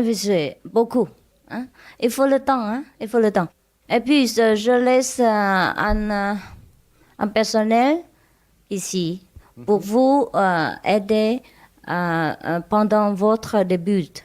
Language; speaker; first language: French; non-native, learner; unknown